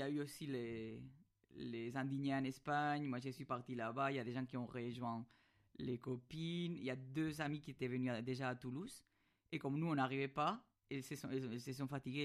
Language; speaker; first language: French; non-native, fluent; Spanish